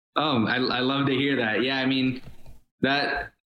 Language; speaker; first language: English; early bilingual, other home language; Spanish